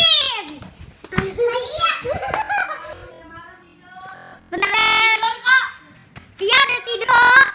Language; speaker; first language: Indonesian; early bilingual, heritage; English